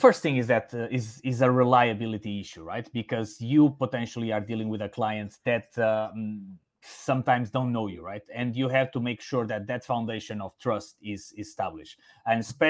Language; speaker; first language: English; non-native, fluent; Portuguese